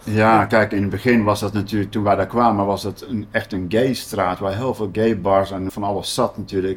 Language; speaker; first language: Dutch; native; Dutch